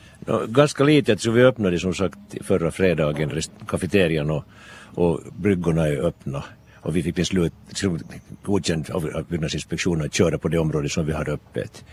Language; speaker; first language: Swedish; native; Swedish